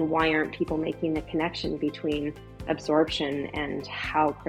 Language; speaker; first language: English; native; English